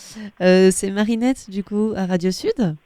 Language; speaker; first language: French; native; French